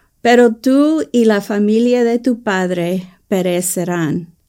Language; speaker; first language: Spanish; early bilingual, heritage; English